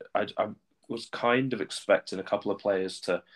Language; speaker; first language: English; native; English